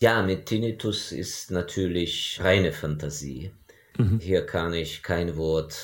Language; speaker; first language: German; non-native, fluent; Ukrainian